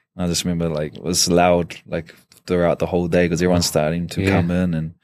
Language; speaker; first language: English; native; English